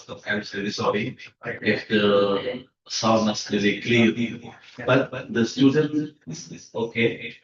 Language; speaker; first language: English; non-native, learner; Indonesian